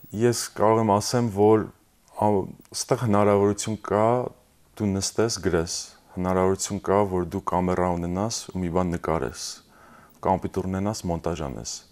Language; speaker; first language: Armenian; early bilingual, heritage; Armenian